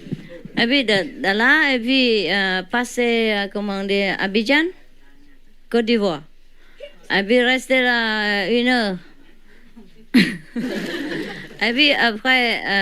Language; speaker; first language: French; non-native, learner; Vietnamese